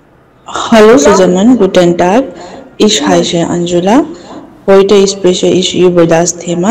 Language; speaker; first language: German; non-native, learner; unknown